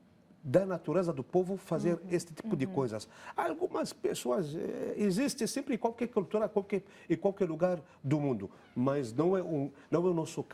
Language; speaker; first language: Portuguese; non-native, fluent; Arabic